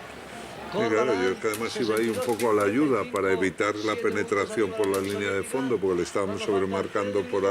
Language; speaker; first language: Spanish; native; Spanish